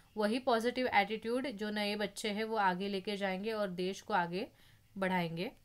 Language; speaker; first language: Hindi; non-native, local second language; Marathi